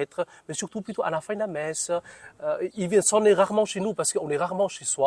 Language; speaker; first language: French; non-native, fluent; Vietnamese